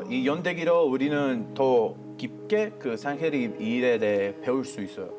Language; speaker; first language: Korean; non-native, fluent; Hebrew